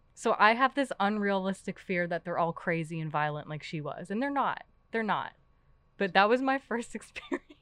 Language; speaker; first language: English; native; English